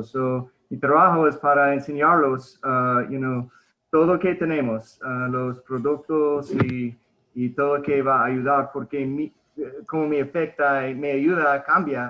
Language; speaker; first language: Spanish; early bilingual, heritage; Spanish